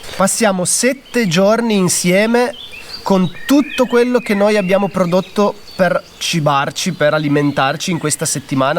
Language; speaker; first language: Italian; native; Italian